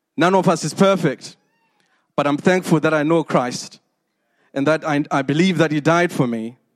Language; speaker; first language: English; non-native, local second language; Shona